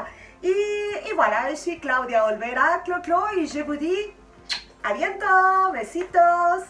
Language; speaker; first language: French; non-native, fluent; Spanish